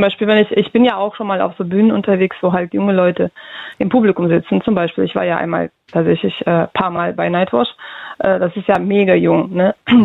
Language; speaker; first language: German; early bilingual, other home language; Russian